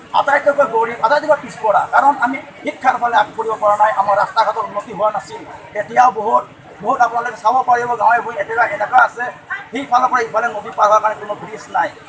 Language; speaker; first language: Assamese; non-native, local second language; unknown